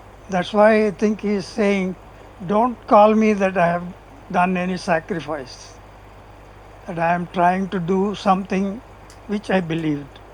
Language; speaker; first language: English; non-native, local second language; Telugu